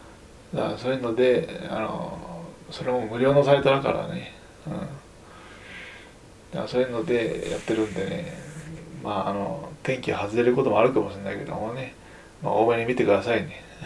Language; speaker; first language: Japanese; native; Japanese